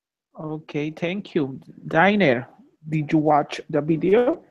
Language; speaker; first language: English; non-native, fluent; Spanish